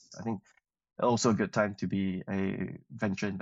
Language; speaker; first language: English; non-native, local second language; Chinese